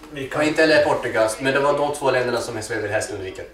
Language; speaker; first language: Swedish; native; Swedish